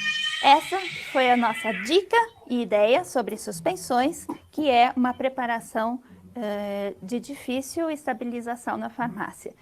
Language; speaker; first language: Portuguese; native; Portuguese